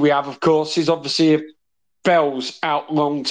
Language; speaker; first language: English; native; English